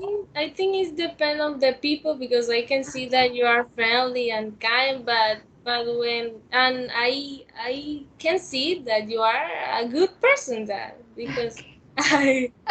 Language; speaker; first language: English; non-native, learner; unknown